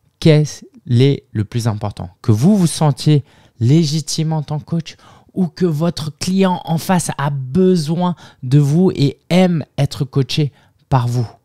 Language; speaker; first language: French; native; French